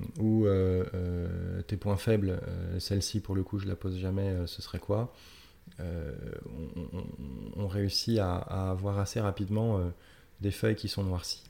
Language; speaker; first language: French; native; French